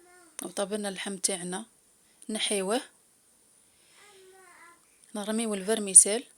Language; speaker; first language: Arabic; native; Arabic